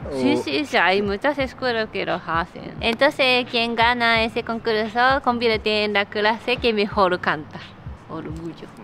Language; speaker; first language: Spanish; non-native, fluent; Japanese